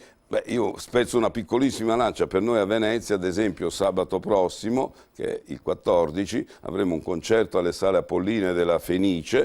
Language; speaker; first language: Italian; native; Italian